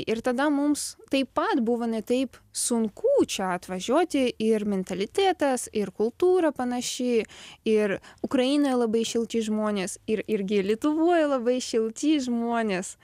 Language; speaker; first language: Lithuanian; non-native, learner; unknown